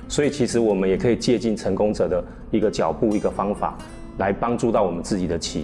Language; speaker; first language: Chinese; native; Chinese